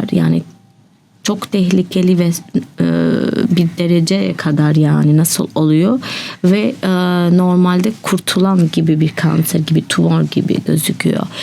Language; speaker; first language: Turkish; non-native, learner; Albanian